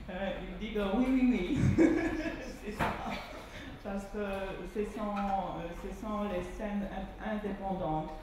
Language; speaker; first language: French; non-native, fluent; Polish